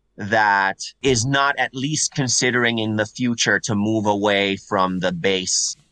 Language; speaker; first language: English; non-native, fluent; Spanish